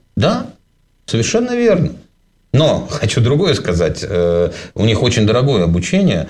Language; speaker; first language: Russian; native; Russian